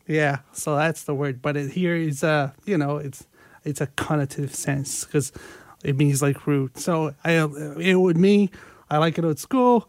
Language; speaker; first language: English; non-native, fluent; Portuguese